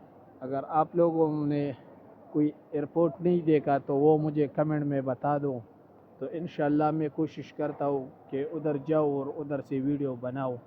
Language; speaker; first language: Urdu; non-native, local second language; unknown